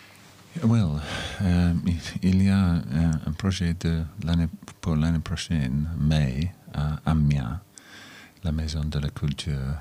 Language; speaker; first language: French; non-native, learner; English